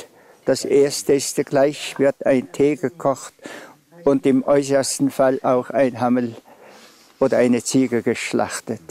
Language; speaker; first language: German; non-native, fluent; Tuvinian